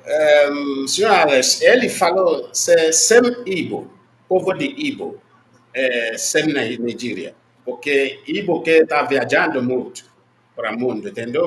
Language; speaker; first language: Portuguese; non-native, learner; Igbo